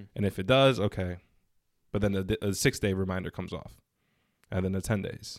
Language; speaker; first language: English; native; English